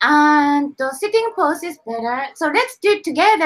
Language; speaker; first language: English; non-native, learner; Japanese